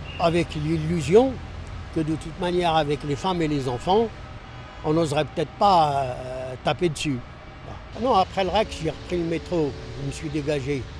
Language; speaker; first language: French; non-native, local second language; Arabic